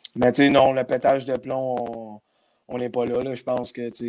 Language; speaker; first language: French; native; French